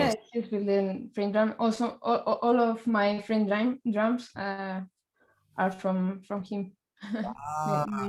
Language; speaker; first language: English; non-native, learner; Spanish